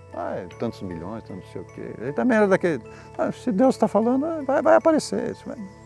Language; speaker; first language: Portuguese; native; Portuguese